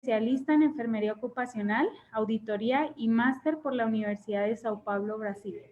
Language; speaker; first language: Spanish; native; Spanish